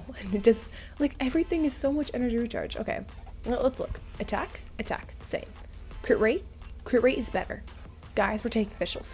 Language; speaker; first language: English; native; English